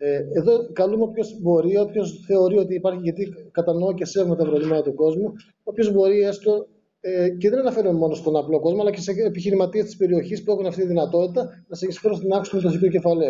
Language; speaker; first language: Greek; native; Greek